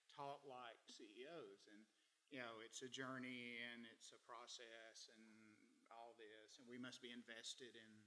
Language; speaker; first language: English; native; English